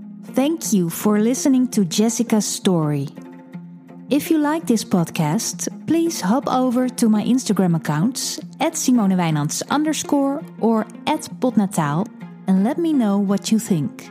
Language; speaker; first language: English; non-native, fluent; Dutch